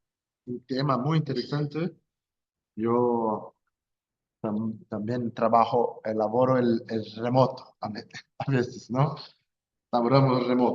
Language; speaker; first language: Spanish; non-native, learner; Portuguese